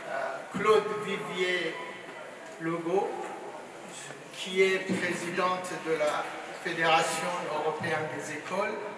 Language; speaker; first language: French; non-native, fluent; Persian